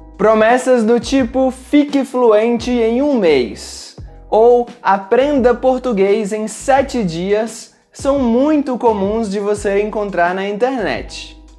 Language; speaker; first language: Portuguese; native; Portuguese